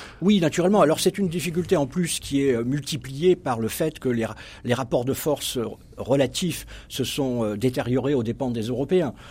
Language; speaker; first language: French; native; French